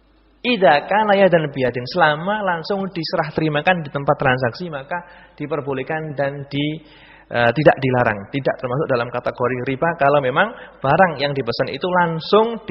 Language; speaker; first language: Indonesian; native; Indonesian